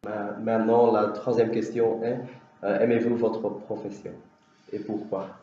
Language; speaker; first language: French; non-native, learner; Dutch